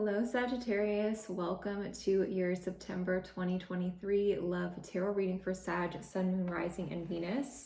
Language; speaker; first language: English; native; English